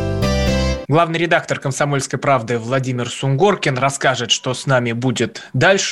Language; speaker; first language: Russian; native; Russian